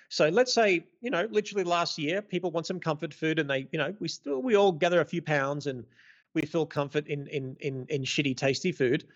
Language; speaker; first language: English; native; English